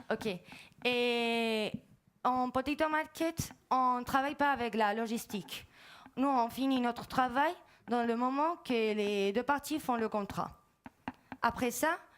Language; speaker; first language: French; non-native, fluent; Spanish